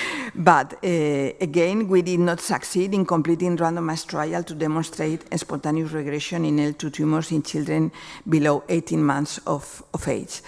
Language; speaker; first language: English; non-native, fluent; Spanish